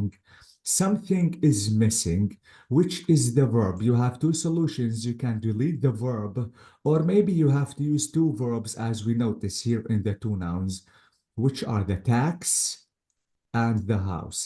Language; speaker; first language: English; non-native, fluent; Arabic